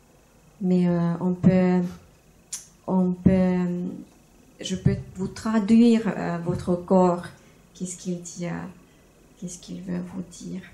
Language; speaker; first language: French; non-native, fluent; Finnish